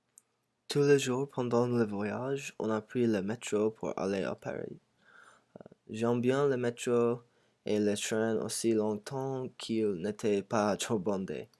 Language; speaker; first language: French; non-native, learner; English